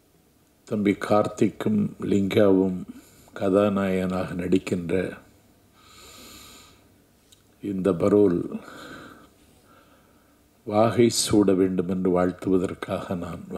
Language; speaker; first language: Tamil; native; Tamil